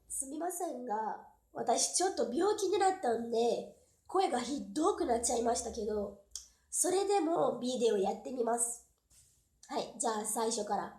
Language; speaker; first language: Japanese; non-native, fluent; Portuguese